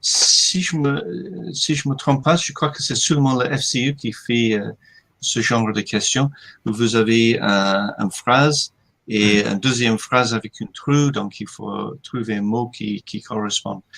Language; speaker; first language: French; non-native, fluent; English